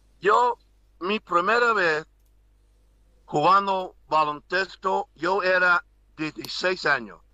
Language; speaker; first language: Spanish; non-native, learner; English